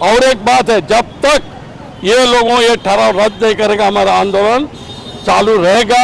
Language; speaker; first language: Hindi; non-native, local second language; Gujarati